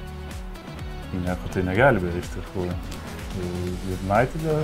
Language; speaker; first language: Lithuanian; native; Lithuanian